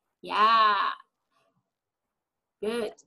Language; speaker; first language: English; non-native, fluent; Vietnamese